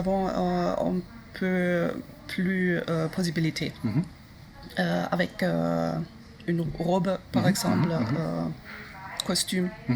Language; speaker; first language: French; non-native, learner; German